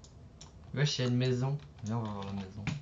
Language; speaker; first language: French; native; French